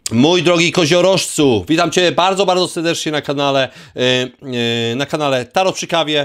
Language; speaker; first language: Polish; native; Polish